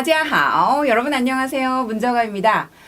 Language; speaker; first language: Korean; native; Korean